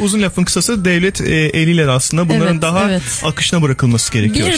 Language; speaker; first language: Turkish; native; Turkish